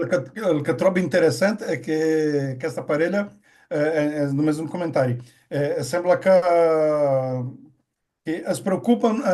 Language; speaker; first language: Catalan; non-native, learner; Portuguese